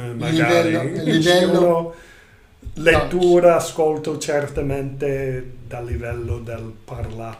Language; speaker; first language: Italian; non-native, learner; English